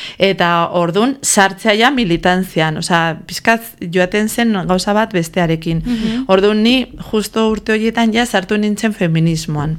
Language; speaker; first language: Basque; non-native, local second language; Spanish